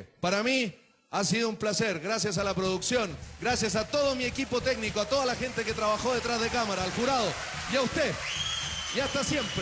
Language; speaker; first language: Spanish; native; Spanish